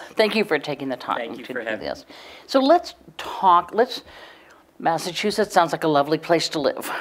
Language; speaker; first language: English; native; English